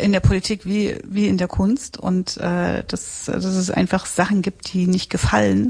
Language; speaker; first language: German; native; German